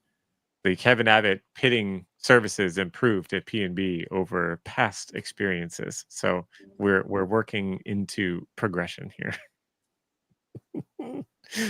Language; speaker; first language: English; native; English